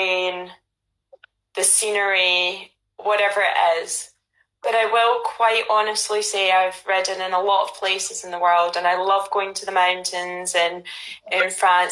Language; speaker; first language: English; native; English